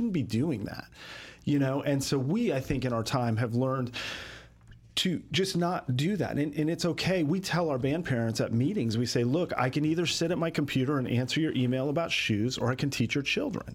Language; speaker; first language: English; native; English